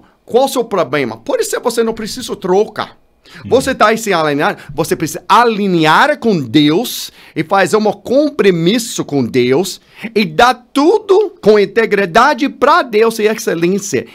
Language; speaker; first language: Portuguese; non-native, learner; English